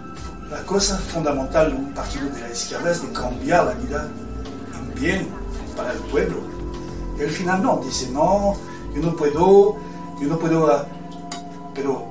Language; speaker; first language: Spanish; non-native, fluent; French